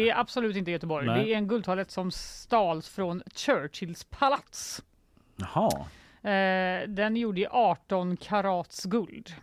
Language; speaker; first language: Swedish; native; Swedish